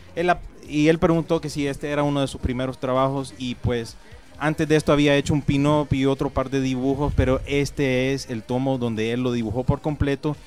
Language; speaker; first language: Spanish; native; Spanish